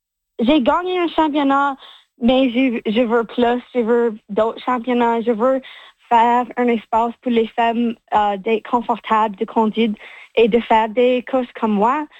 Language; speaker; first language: French; non-native, local second language; English